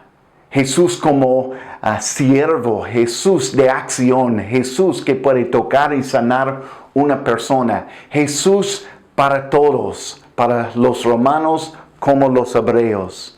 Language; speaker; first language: Spanish; non-native, fluent; English